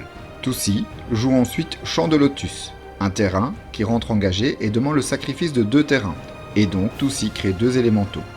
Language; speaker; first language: French; native; French